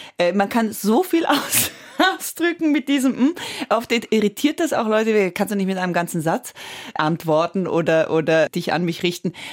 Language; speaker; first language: German; early bilingual, other home language; Italian